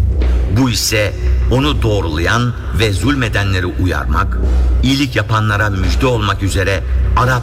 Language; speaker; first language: Turkish; native; Turkish